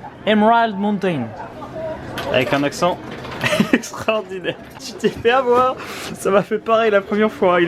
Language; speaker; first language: French; native; French